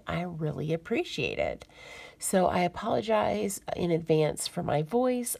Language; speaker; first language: English; native; English